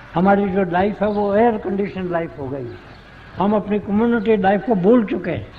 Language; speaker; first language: Urdu; non-native, local second language; Punjabi